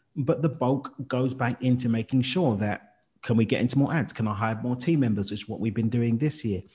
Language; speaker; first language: English; native; English